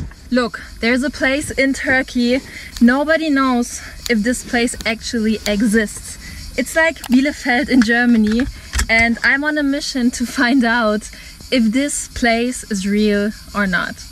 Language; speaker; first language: English; non-native, fluent; German